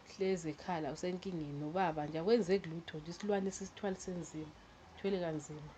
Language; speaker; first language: Zulu; native; Zulu